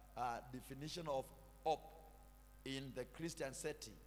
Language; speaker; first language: English; non-native, local second language; Swahili